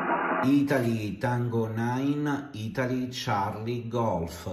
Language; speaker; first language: English; non-native, learner; Italian